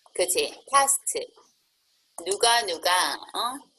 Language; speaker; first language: Korean; native; Korean